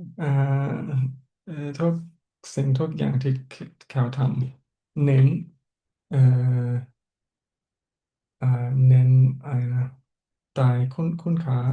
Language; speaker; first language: Thai; non-native, learner; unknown